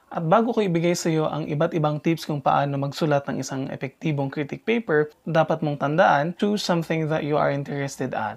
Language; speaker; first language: Filipino; native; Filipino